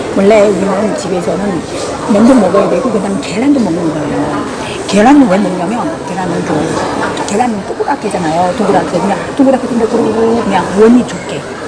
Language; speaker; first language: Korean; early bilingual, heritage; Korean